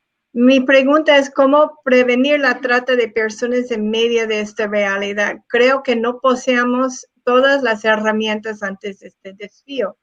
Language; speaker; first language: Spanish; non-native, fluent; English